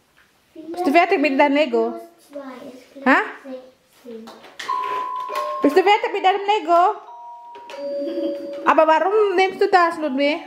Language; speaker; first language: German; non-native, learner; Indonesian